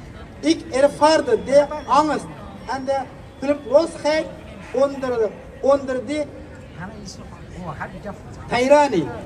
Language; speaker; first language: Dutch; non-native, learner; Uyghur